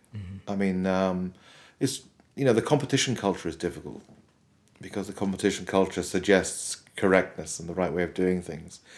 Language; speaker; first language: English; native; English